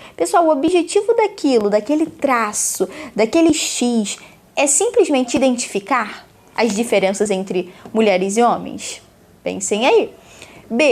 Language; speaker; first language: Portuguese; native; Portuguese